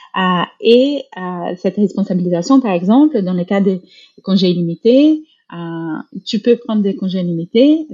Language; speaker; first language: French; non-native, fluent; Portuguese